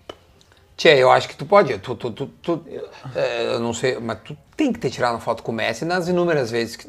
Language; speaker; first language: Portuguese; native; Portuguese